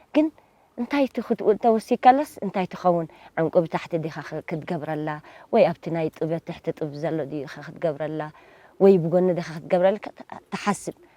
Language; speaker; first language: Tigrinya; non-native, local second language; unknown